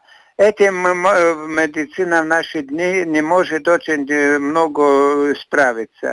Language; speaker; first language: Russian; non-native, fluent; Latvian